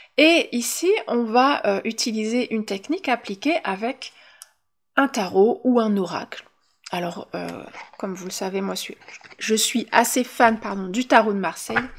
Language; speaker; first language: French; native; French